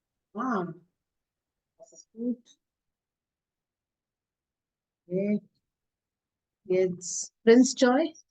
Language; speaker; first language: German; non-native, fluent; Hindi